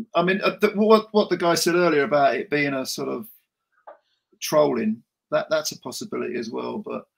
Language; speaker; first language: English; native; English